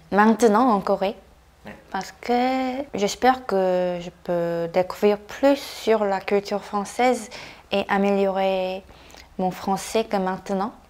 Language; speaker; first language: French; non-native, fluent; Korean